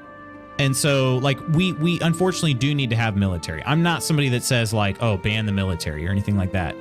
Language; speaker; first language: English; native; English